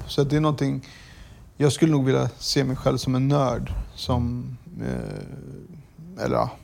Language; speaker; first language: Swedish; early bilingual, other home language; Kurdish